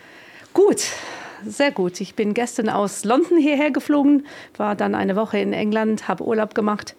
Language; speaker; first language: German; non-native, fluent; English